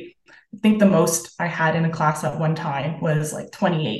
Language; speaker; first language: English; native; English